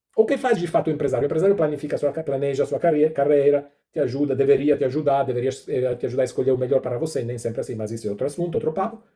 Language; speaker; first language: Portuguese; non-native, fluent; Italian